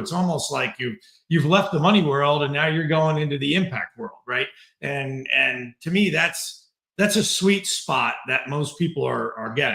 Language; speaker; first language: English; native; English